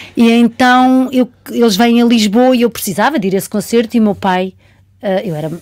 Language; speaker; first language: Portuguese; native; Portuguese